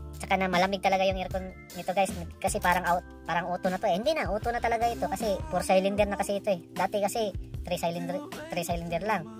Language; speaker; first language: Filipino; non-native, local second language; Cebuano